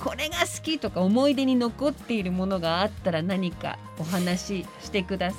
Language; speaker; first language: Japanese; native; Japanese